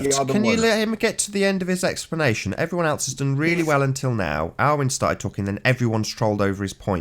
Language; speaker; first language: English; native; English